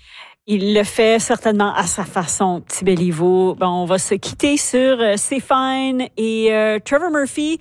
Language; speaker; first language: French; native; French